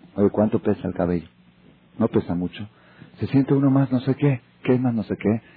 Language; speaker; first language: Spanish; native; Spanish